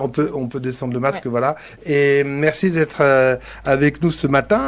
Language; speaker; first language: French; native; French